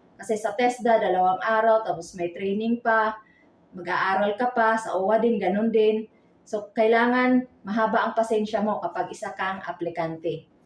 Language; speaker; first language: Filipino; non-native, local second language; Cebuano